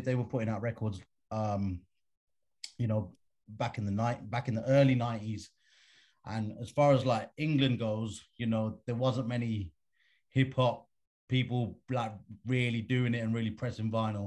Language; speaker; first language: English; native; English